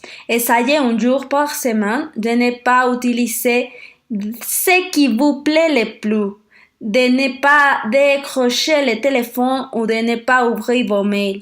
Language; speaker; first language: French; non-native, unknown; Spanish